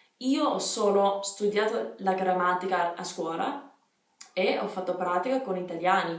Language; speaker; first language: Italian; non-native, fluent; English